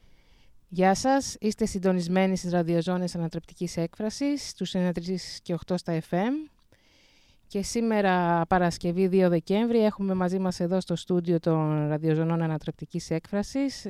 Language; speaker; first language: Greek; native; Greek